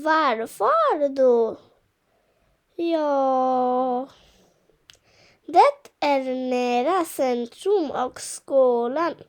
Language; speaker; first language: Swedish; non-native, fluent; Bangla